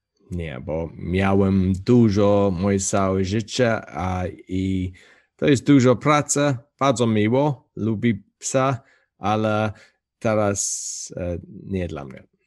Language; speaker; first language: Polish; non-native, learner; English